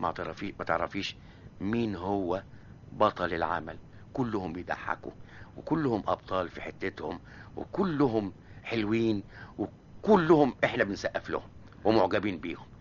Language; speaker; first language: Arabic; native; Arabic